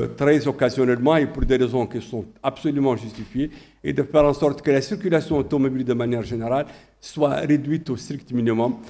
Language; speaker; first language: French; non-native, local second language; Arabic